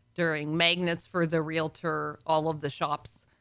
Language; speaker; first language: English; native; English